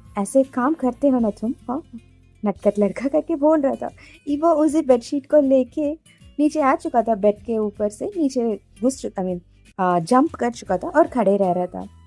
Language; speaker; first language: Hindi; non-native, local second language; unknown